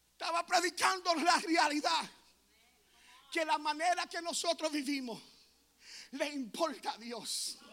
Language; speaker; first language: Spanish; early bilingual, heritage; Spanish